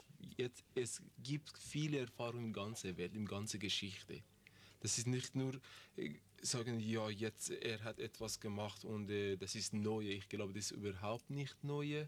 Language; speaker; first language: German; non-native, learner; Persian